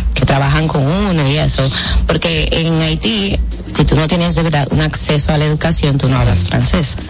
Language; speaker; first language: Spanish; early bilingual, heritage; Spanish